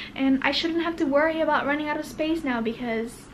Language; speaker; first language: English; native; English